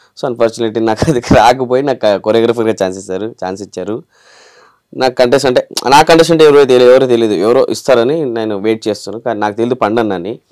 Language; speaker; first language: Telugu; native; Telugu